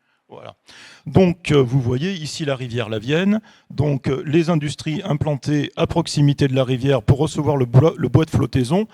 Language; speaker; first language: French; native; French